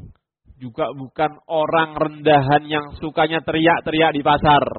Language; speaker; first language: Indonesian; native; Indonesian